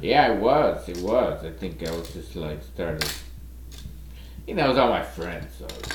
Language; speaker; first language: English; native; English